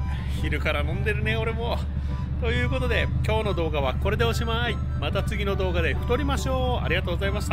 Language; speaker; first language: Japanese; native; Japanese